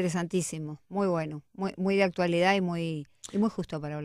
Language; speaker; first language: Spanish; native; Spanish